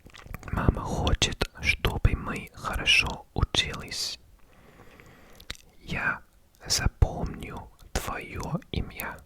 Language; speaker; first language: Russian; non-native, learner; English